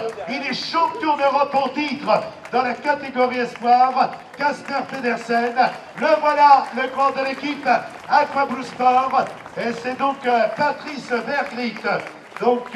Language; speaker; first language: French; native; French